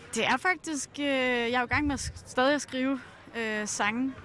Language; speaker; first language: Danish; native; Danish